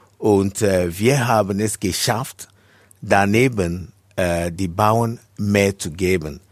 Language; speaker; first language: German; non-native, fluent; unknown